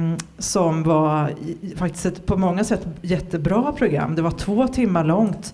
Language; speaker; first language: Swedish; native; Swedish